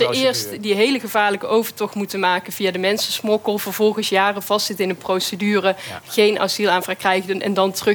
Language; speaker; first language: Dutch; native; Dutch